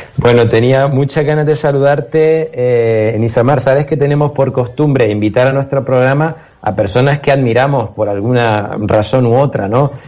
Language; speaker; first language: Spanish; native; Spanish